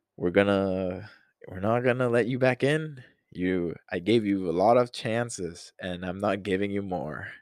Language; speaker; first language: English; non-native, fluent; Spanish